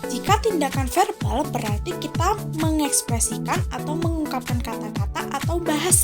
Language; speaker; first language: Indonesian; native; Indonesian